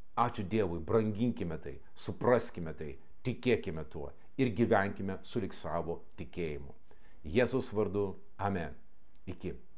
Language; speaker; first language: Lithuanian; non-native, local second language; Russian